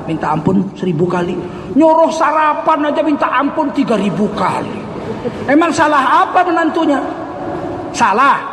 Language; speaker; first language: Indonesian; native; Indonesian